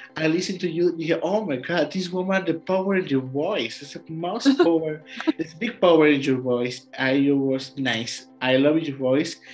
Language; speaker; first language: English; non-native, learner; Spanish